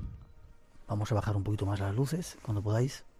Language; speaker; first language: Spanish; native; Spanish